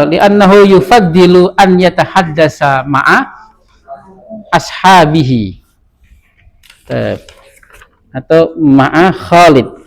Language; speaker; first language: Arabic; non-native, learner; Indonesian